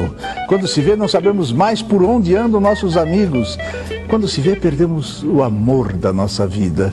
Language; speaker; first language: Portuguese; native; Portuguese